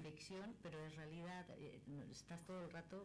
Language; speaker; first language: Spanish; native; Spanish